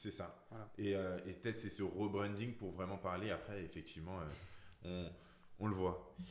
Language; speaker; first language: French; native; French